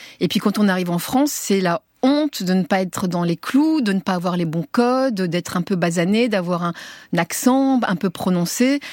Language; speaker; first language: French; early bilingual, other home language; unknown